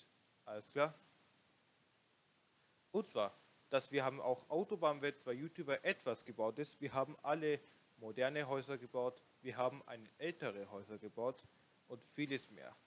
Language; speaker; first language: German; non-native, local second language; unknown